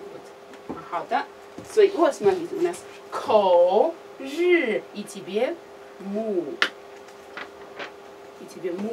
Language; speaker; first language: Russian; non-native, learner; Chinese